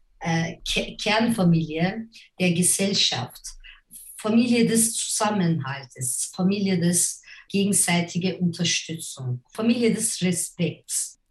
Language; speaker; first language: German; non-native, fluent; Turkish